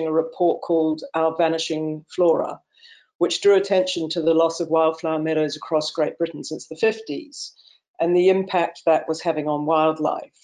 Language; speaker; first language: English; native; English